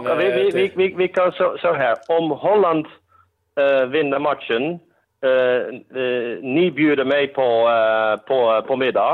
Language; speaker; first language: Swedish; non-native, fluent; Dutch